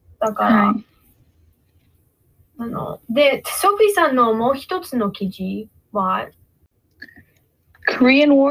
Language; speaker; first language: Japanese; non-native, learner; English